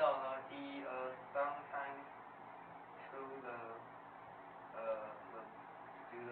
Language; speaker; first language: English; non-native, learner; Chinese